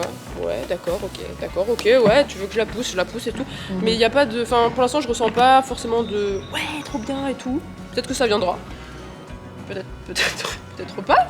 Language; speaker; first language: French; native; French